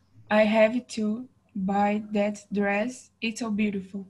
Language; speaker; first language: English; non-native, learner; Portuguese